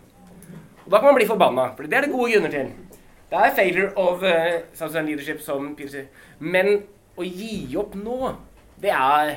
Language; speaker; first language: Norwegian; native; Norwegian